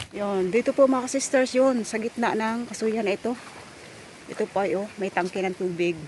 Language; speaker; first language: Filipino; non-native, local second language; Cebuano